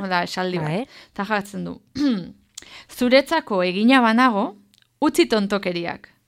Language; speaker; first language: Basque; native; Basque